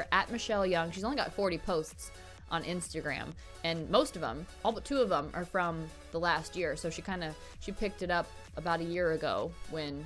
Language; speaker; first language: English; native; English